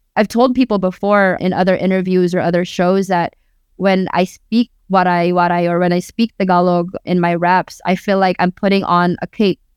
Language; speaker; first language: English; early bilingual, other home language; Waray